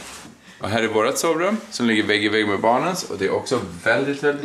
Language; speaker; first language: Swedish; native; Swedish